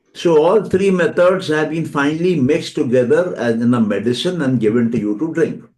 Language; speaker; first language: English; non-native, local second language; Hindi